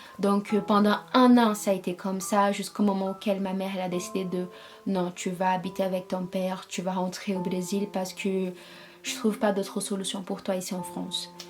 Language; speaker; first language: French; non-native, fluent; Portuguese